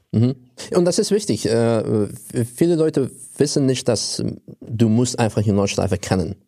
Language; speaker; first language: German; non-native, fluent; Russian